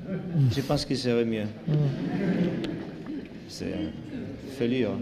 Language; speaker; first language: French; non-native, learner; Spanish